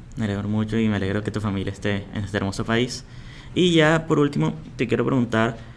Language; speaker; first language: Spanish; native; Spanish